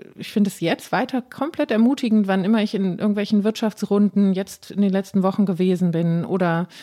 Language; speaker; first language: German; native; German